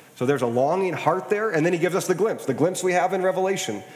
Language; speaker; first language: English; native; English